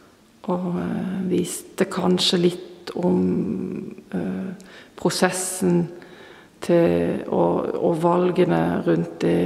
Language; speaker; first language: Norwegian; non-native, fluent; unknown